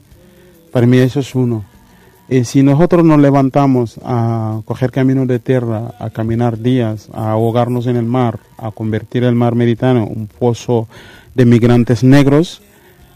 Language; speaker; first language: Spanish; non-native, fluent; Mandingo